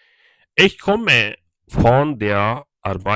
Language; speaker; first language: German; non-native, fluent; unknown